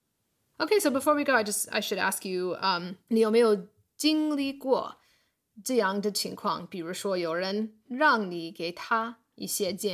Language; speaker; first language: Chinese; non-native, learner; English